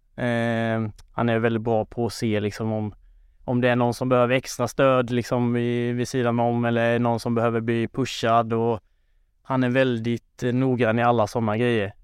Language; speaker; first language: Swedish; native; Swedish